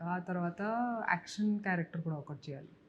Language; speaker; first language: Telugu; non-native, local second language; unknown